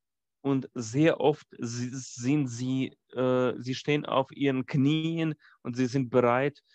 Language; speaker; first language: German; non-native, fluent; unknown